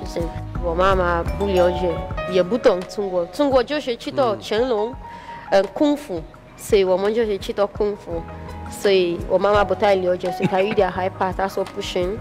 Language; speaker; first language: Chinese; non-native, fluent; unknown